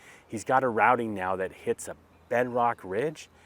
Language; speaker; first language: English; native; English